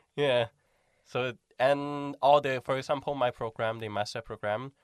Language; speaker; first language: English; non-native, fluent; Thai